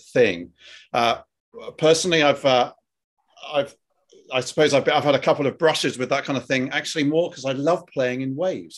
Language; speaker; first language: English; native; English